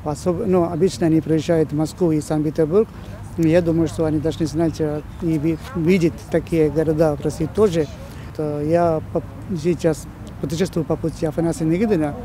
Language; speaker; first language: Russian; non-native, fluent; Malayalam